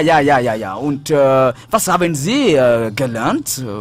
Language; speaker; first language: German; non-native, fluent; French